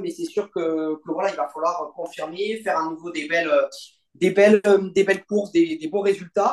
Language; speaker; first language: French; native; French